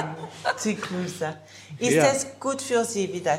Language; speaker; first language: German; non-native, learner; French